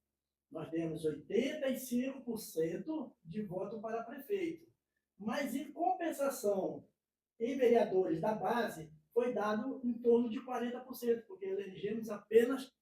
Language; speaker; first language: Portuguese; native; Portuguese